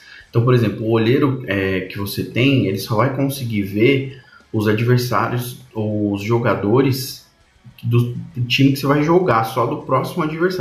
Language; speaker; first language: Portuguese; native; Portuguese